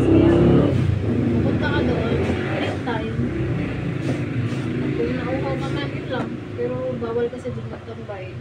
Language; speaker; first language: Filipino; native; Filipino